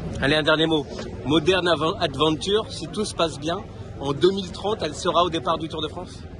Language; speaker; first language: French; native; French